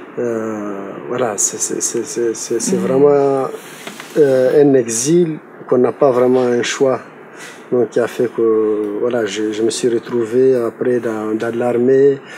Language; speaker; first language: French; non-native, local second language; Tamasheq